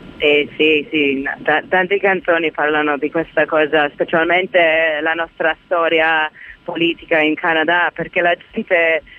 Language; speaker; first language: Italian; early bilingual, heritage; Italian